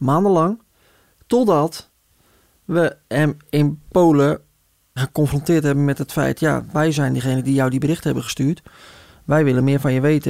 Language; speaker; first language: Dutch; native; Dutch